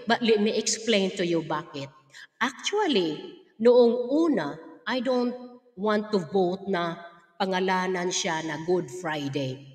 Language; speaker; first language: English; non-native, local second language; Filipino